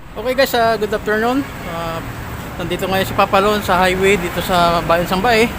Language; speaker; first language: Filipino; native; Filipino